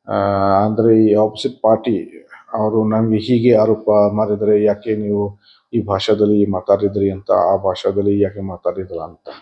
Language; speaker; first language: Kannada; non-native, fluent; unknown